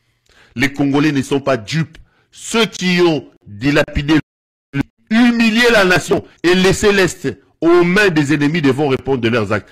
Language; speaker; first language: French; non-native, local second language; Lingala